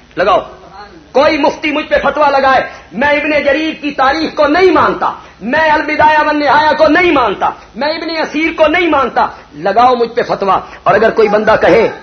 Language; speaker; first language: Urdu; non-native, local second language; Punjabi